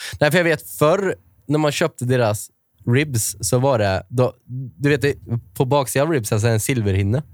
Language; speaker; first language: Swedish; native; Swedish